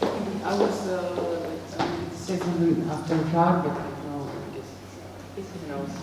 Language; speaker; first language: English; non-native, fluent; Russian